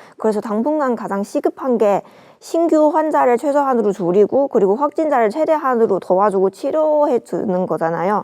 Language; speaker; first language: Korean; non-native, fluent; Chinese